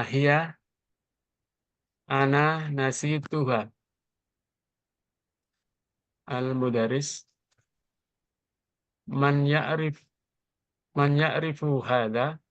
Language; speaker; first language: Arabic; non-native, learner; Indonesian